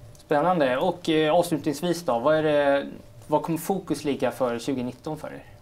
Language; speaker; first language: Swedish; native; Swedish